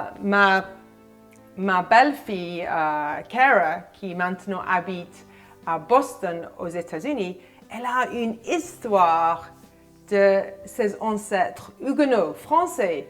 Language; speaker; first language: French; non-native, fluent; English